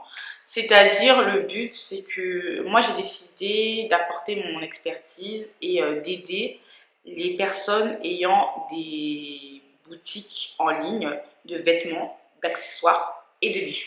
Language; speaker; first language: French; native; French